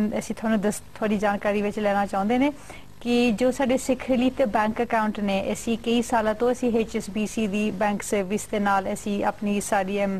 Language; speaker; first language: Punjabi; early bilingual, heritage; Punjabi